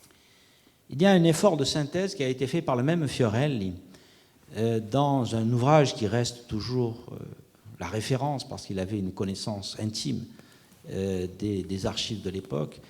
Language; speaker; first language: French; native; French